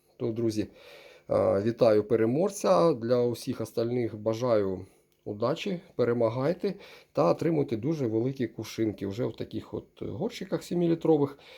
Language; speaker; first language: Ukrainian; non-native, local second language; Russian